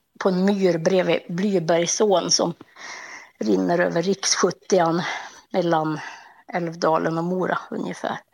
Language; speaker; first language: Swedish; native; Swedish